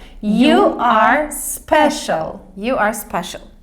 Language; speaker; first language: English; non-native, fluent; Polish